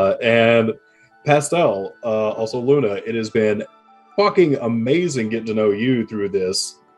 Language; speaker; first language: English; native; English